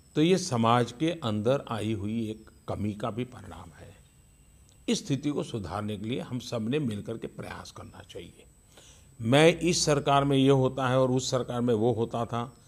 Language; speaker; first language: Hindi; non-native, local second language; Gujarati